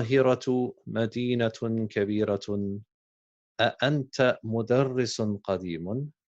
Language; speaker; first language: Arabic; non-native, fluent; English